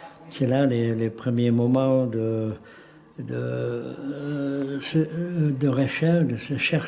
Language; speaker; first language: French; non-native, fluent; Czech